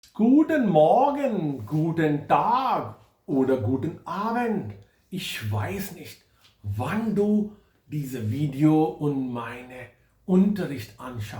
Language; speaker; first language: German; non-native, fluent; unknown